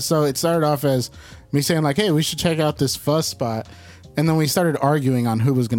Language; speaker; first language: English; early bilingual, other home language; Spanish